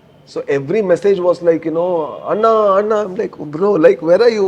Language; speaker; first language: English; non-native, local second language; Kannada